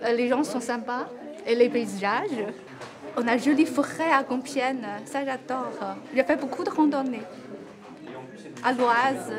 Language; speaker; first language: French; non-native, learner; Chinese